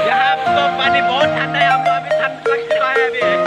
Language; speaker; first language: Hindi; non-native, local second language; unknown